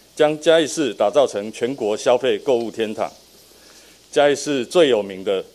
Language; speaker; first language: Chinese; native; Chinese